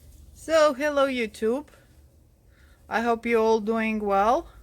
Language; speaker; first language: English; non-native, fluent; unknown